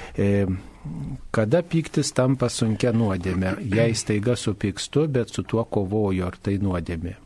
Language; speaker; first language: Lithuanian; native; Lithuanian